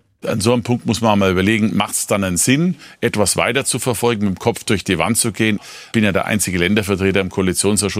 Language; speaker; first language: German; native; German